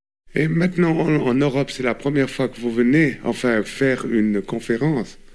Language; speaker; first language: French; native; French